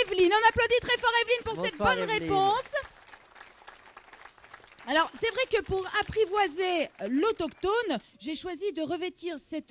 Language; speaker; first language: French; native; French